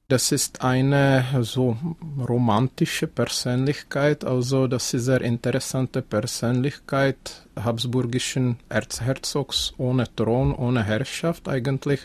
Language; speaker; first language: German; non-native, fluent; Czech